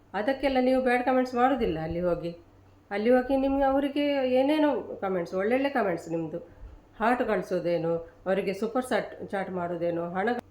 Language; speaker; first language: Kannada; native; Kannada